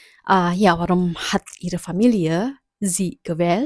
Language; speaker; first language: German; non-native, learner; Indonesian